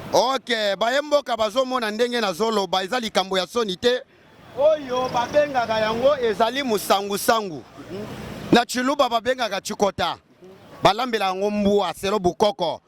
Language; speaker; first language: Lingala; non-native, local second language; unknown